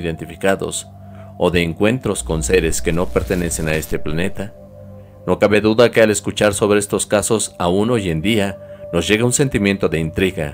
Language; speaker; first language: Spanish; native; Spanish